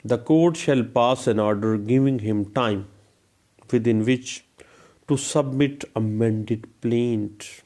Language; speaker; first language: English; non-native, local second language; Urdu